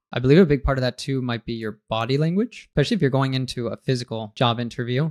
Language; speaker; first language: English; native; English